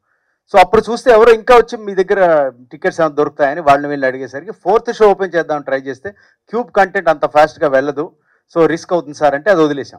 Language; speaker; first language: Telugu; native; Telugu